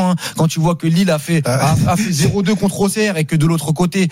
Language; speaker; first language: French; native; French